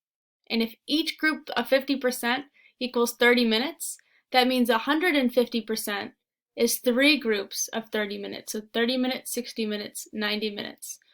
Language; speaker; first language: English; native; English